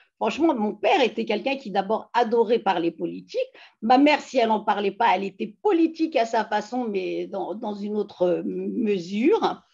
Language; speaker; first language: French; native; French